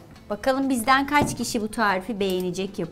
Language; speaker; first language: Turkish; native; Turkish